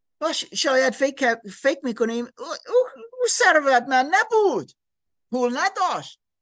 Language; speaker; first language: Persian; non-native, learner; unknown